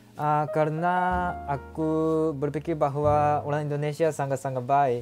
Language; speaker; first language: Indonesian; non-native, learner; Japanese